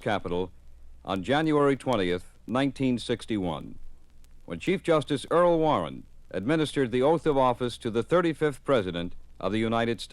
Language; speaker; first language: English; native; English